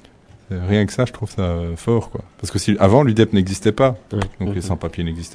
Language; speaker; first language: French; native; French